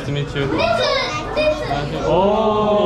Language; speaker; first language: English; non-native, learner; Korean